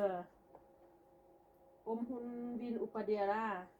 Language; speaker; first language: Swedish; non-native, learner; Thai